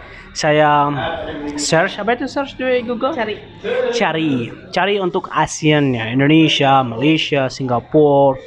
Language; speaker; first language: Indonesian; non-native, learner; Arabic